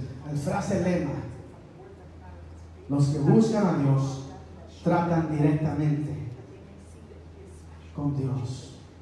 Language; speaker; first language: Spanish; non-native, learner; English